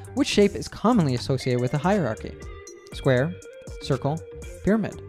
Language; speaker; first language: English; native; English